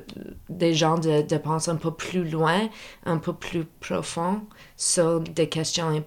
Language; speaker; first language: French; non-native, local second language; English